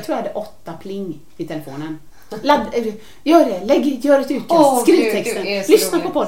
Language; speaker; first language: Swedish; native; Swedish